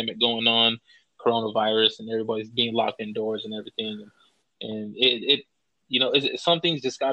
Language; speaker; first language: English; native; English